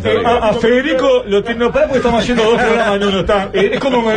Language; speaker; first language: Spanish; native; Spanish